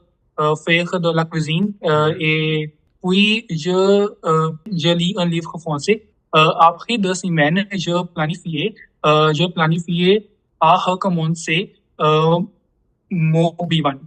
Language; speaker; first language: French; non-native, learner; Hindi